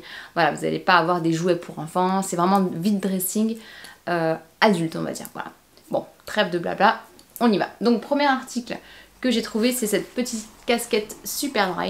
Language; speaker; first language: French; native; French